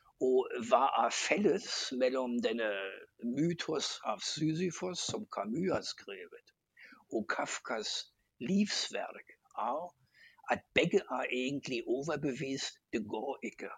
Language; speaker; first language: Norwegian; non-native, fluent; German